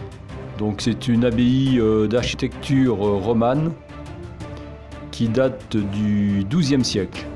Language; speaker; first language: French; native; French